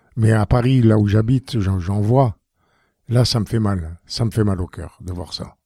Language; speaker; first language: French; native; French